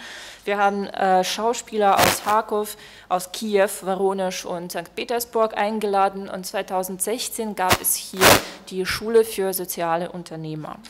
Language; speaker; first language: German; non-native, fluent; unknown